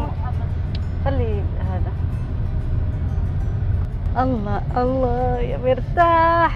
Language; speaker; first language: Arabic; non-native, learner; Indonesian